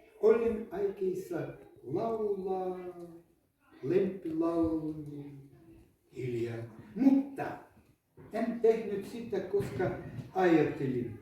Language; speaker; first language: Finnish; non-native, learner; Ukrainian